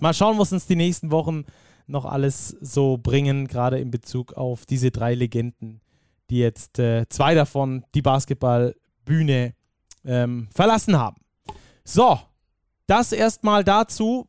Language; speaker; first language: German; native; German